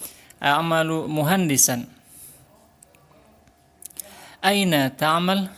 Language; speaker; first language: Arabic; non-native, fluent; Indonesian